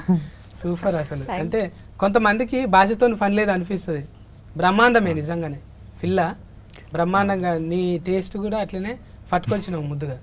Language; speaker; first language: Telugu; native; Telugu